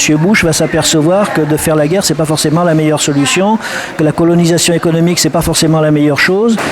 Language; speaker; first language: French; native; French